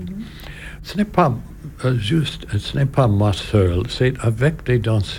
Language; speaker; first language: French; non-native, learner; English